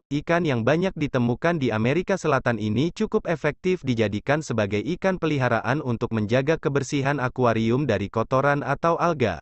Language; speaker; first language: Indonesian; native; Indonesian